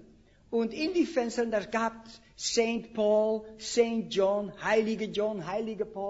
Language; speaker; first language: German; non-native, fluent; Dutch